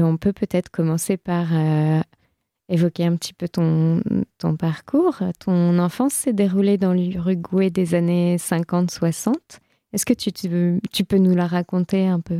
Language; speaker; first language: French; native; French